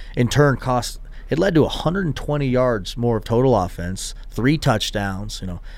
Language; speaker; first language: English; native; English